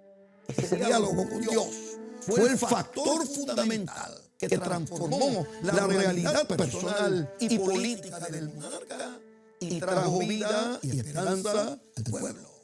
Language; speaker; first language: Spanish; native; Spanish